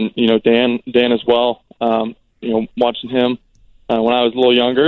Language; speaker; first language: English; native; English